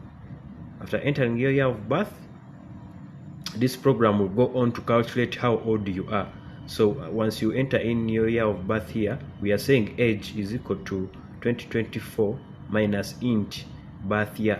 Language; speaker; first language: English; non-native, local second language; Ganda